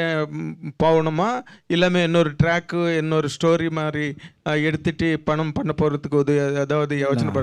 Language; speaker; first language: Tamil; non-native, learner; Telugu